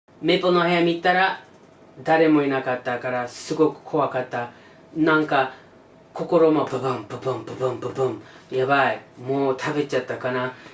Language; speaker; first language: Japanese; non-native, learner; English